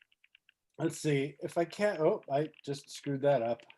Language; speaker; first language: English; native; English